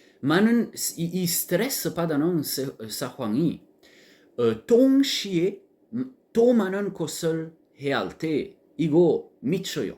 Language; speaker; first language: Korean; non-native, learner; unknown